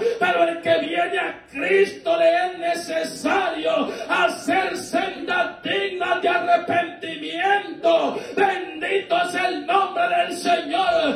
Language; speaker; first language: Spanish; native; Spanish